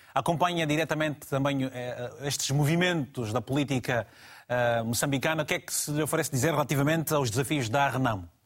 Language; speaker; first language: Portuguese; native; Portuguese